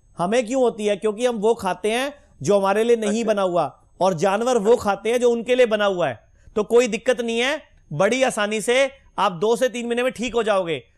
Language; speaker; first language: Hindi; native; Hindi